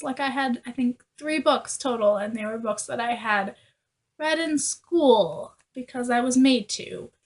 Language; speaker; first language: English; native; English